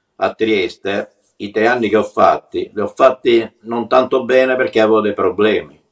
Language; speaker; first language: Italian; native; Italian